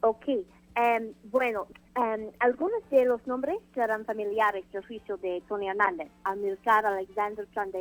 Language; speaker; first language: Spanish; non-native, fluent; English